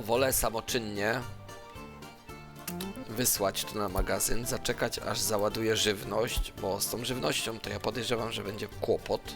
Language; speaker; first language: Polish; native; Polish